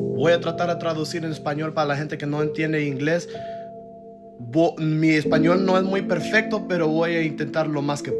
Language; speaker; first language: Spanish; early bilingual, heritage; Spanish